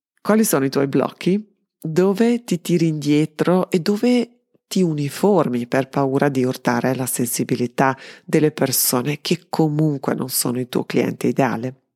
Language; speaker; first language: Italian; non-native, fluent; Serbian